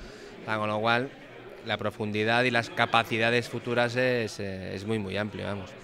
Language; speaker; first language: Spanish; native; Spanish